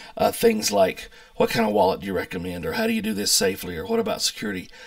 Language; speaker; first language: English; native; English